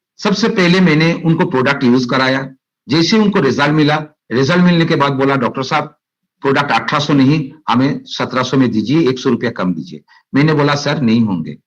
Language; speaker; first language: Hindi; non-native, local second language; Bangla